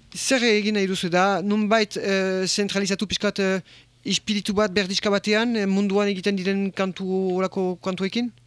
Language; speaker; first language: Basque; early bilingual, heritage; Basque